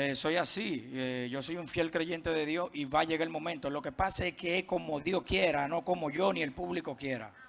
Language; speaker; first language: Spanish; native; Spanish